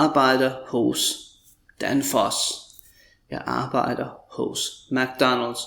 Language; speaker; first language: Danish; non-native, fluent; English